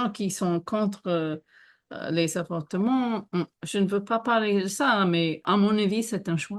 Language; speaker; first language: French; non-native, fluent; English